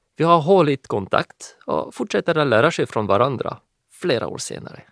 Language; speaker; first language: Swedish; non-native, fluent; French